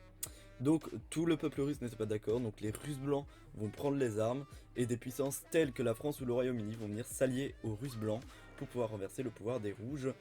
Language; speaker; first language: French; native; French